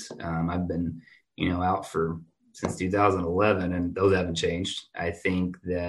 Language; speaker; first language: English; native; English